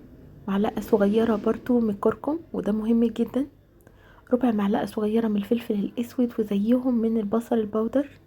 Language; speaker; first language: Arabic; native; Arabic